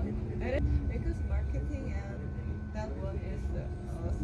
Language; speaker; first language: English; non-native, learner; Korean